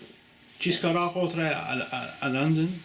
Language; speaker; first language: French; native; French